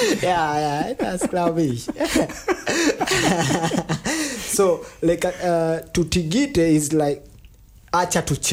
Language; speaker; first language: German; non-native, learner; Swahili